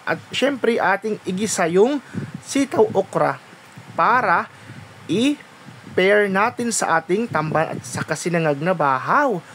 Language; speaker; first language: Filipino; non-native, local second language; Waray